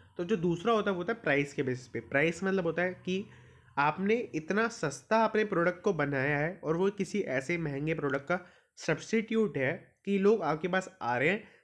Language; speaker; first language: Hindi; native; Hindi